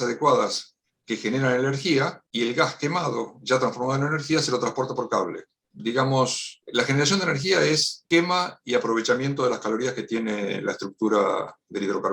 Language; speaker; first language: Spanish; native; Spanish